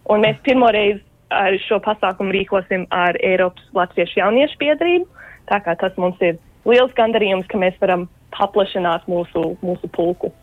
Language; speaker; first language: Latvian; early bilingual, heritage; Latvian